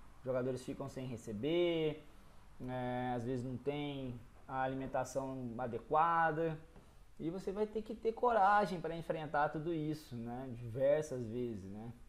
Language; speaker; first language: Portuguese; native; Portuguese